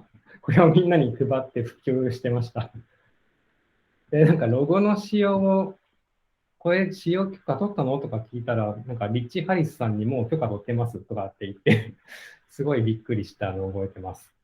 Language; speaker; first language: Japanese; native; Japanese